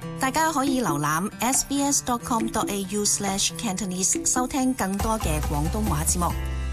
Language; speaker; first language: Cantonese; native; Cantonese